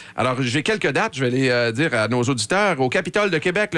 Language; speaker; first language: French; native; French